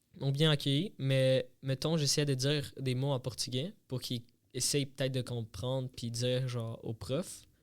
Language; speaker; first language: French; early bilingual, other home language; Portuguese